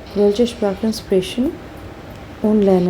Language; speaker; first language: German; non-native, learner; Hindi